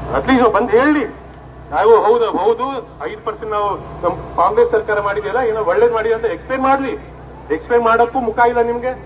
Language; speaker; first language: Kannada; non-native, local second language; Lambadi